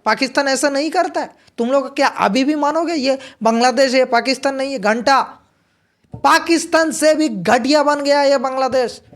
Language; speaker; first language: Hindi; non-native, local second language; Bangla